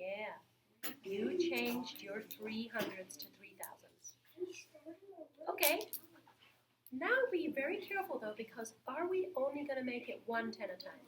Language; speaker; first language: English; native; English